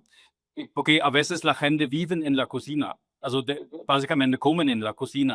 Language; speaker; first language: Spanish; non-native, fluent; German